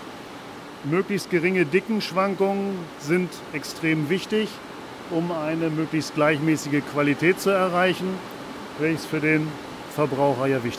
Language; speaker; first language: German; native; German